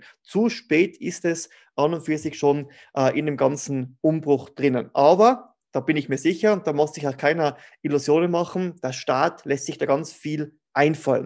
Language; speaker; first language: German; native; German